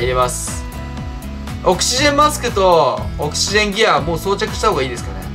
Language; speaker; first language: Japanese; native; Japanese